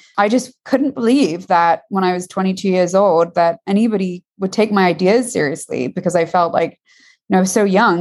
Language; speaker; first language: English; native; English